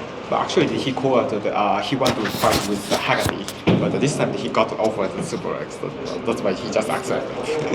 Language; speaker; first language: English; non-native, learner; Japanese